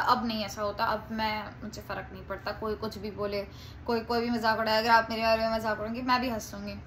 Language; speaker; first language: Hindi; non-native, local second language; Gujarati